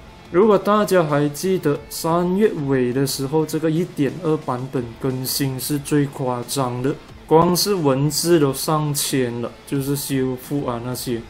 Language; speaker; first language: Chinese; native; Chinese